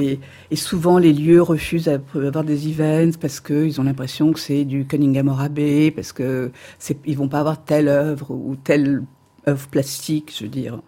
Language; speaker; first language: French; native; French